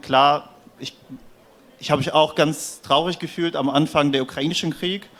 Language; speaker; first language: German; non-native, fluent; Arabic